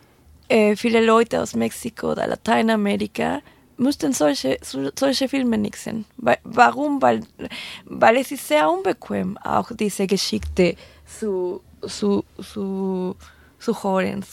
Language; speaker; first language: German; non-native, fluent; Spanish